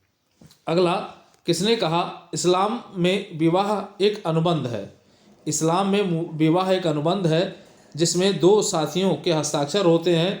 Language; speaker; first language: Hindi; native; Hindi